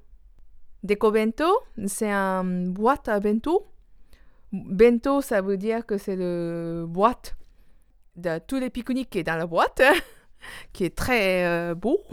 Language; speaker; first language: French; non-native, learner; Japanese